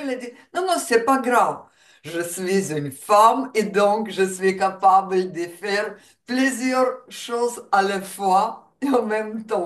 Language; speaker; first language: French; non-native, fluent; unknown